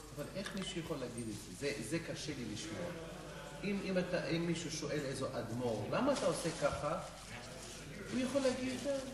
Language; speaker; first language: Hebrew; non-native, fluent; English